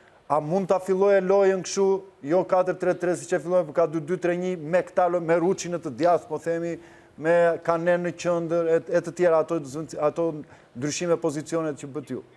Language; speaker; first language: Albanian; native; Albanian